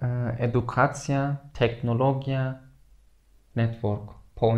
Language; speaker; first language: Polish; non-native, fluent; Turkish